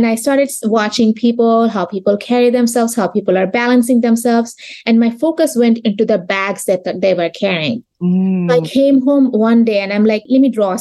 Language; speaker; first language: English; non-native, local second language; Bangla